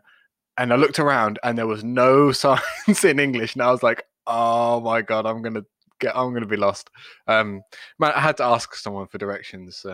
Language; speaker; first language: English; native; English